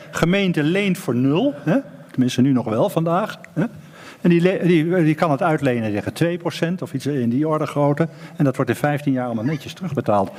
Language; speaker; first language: Dutch; native; Dutch